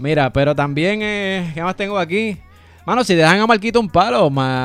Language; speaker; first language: Spanish; native; Spanish